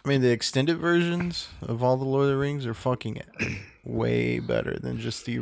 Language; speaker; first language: English; native; English